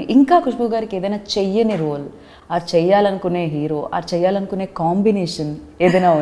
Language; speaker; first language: Telugu; native; Telugu